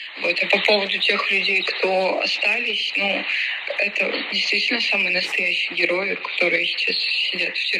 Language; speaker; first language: Russian; native; Russian